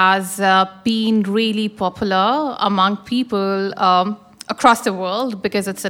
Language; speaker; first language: English; non-native, local second language; Urdu